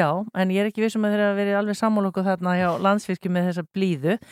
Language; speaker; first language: Icelandic; native; Icelandic